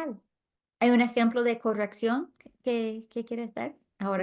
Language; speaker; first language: Spanish; non-native, fluent; English